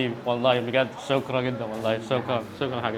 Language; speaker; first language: Arabic; non-native, fluent; Chinese